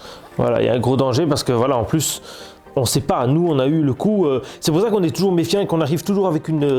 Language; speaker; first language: French; native; French